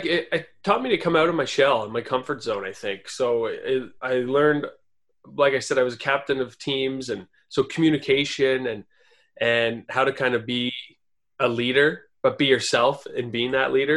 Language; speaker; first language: English; native; English